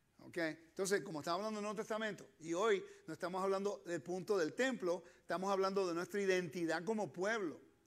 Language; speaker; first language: Spanish; early bilingual, heritage; Spanish